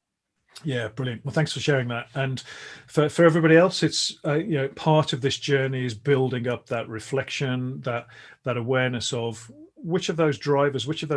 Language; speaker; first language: English; native; English